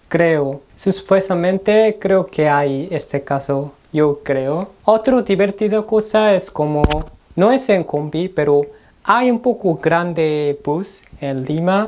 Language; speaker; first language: Spanish; non-native, learner; Korean